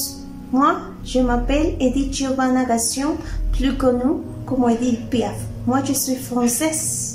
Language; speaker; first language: French; non-native, fluent; Spanish